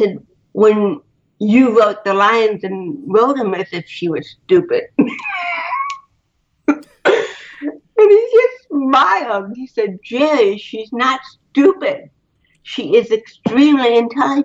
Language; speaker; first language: English; native; English